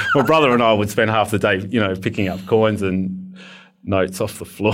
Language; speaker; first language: English; native; English